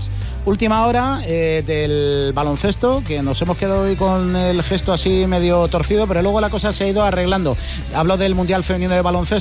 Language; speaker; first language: Spanish; native; Spanish